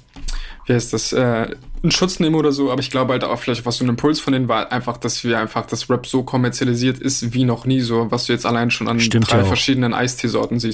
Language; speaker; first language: German; native; German